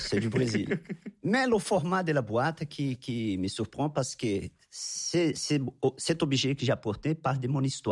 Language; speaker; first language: French; non-native, fluent; Portuguese